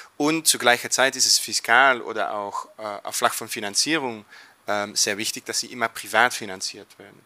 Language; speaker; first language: German; non-native, fluent; Dutch